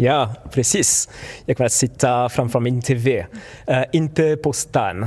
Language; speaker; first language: Swedish; non-native, learner; French